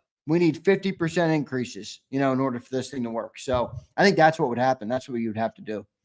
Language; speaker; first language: English; native; English